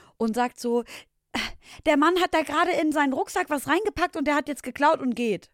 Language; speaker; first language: German; early bilingual, other home language; Arabic